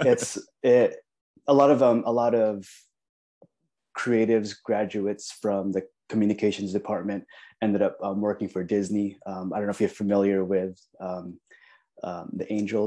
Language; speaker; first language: English; early bilingual, other home language; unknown